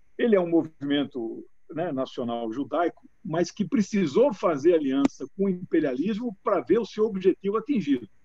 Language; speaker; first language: Portuguese; native; Portuguese